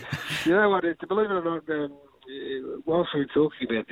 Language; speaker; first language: English; native; English